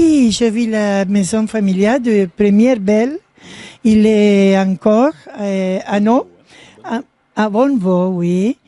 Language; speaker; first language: French; non-native, learner; Spanish